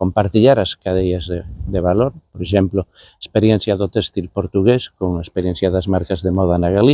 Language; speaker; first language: Galician; native; Galician